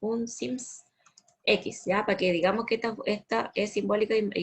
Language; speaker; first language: Spanish; native; Spanish